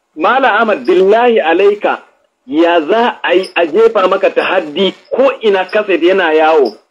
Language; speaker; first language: Hausa; non-native, local second language; Fula